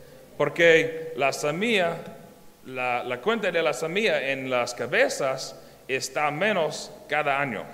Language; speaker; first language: Spanish; non-native, learner; English